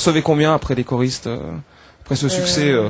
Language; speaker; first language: French; native; French